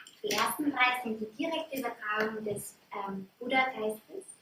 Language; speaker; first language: German; native; German